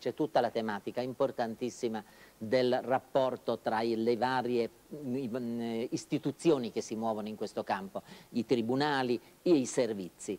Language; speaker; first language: Italian; native; Italian